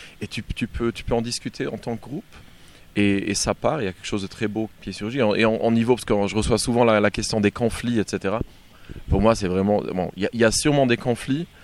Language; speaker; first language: French; native; French